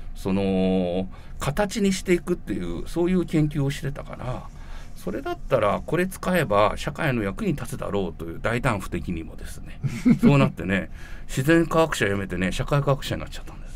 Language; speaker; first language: Japanese; native; Japanese